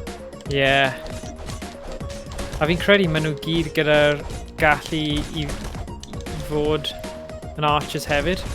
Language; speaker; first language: Welsh; native; Welsh